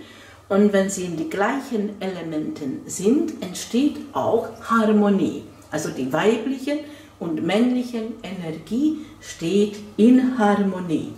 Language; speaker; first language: German; non-native, fluent; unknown